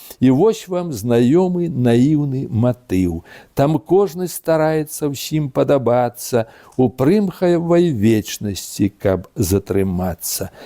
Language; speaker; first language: Belarusian; native; Belarusian